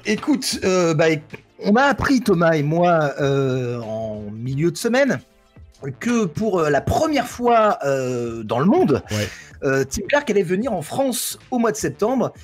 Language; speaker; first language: French; native; French